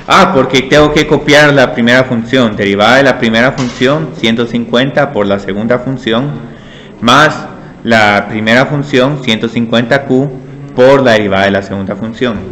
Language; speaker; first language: Spanish; native; Spanish